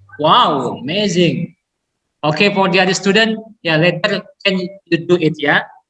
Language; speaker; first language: English; non-native, learner; Indonesian